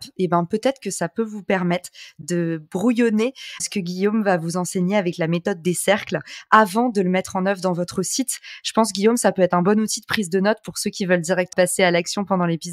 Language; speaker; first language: French; native; French